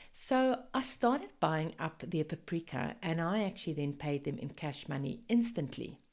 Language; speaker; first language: English; non-native, local second language; Afrikaans